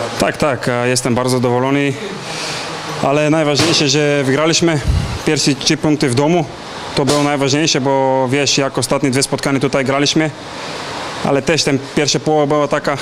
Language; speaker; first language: Polish; non-native, learner; Bulgarian